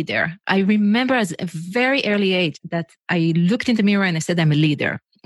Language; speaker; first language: English; non-native, fluent; Hebrew